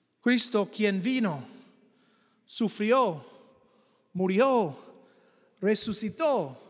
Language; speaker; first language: Spanish; non-native, fluent; English